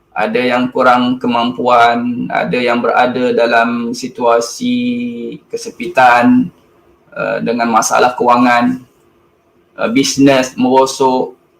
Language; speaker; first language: Malay; native; Malay